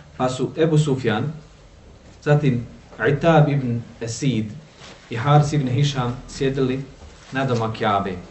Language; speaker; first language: Bosnian; native; Bosnian